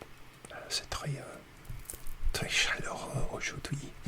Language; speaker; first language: French; non-native, learner; English